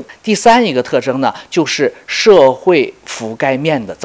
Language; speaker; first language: Chinese; native; Chinese